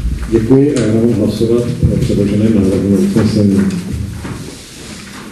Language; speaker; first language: Czech; native; Czech